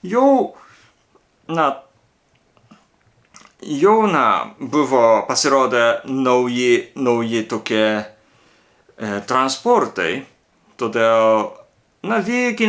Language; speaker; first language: Lithuanian; non-native, learner; Japanese